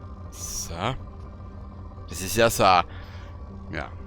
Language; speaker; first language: German; native; German